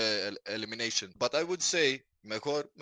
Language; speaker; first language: English; non-native, fluent; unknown